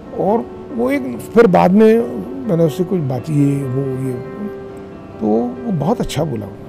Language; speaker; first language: Hindi; non-native, local second language; Marathi